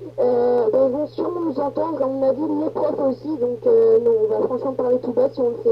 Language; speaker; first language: French; native; French